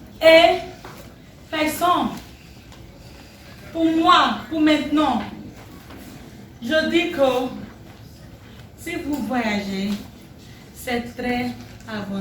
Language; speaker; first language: French; non-native, learner; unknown